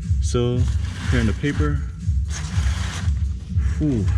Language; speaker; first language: English; native; English